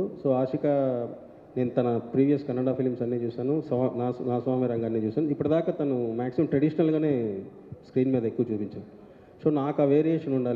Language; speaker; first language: Telugu; native; Telugu